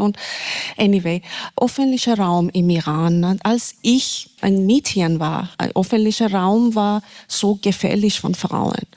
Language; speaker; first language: German; non-native, learner; Persian